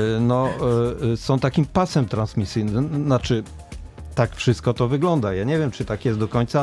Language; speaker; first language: Polish; native; Polish